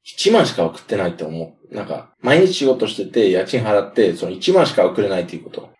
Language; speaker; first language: Japanese; non-native, fluent; English